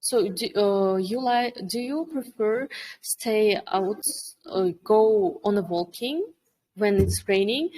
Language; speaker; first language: English; non-native, fluent; Kyrgyz